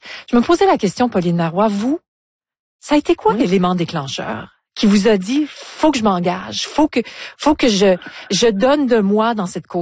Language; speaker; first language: French; native; French